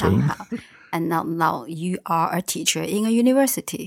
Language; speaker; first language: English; non-native, fluent; Chinese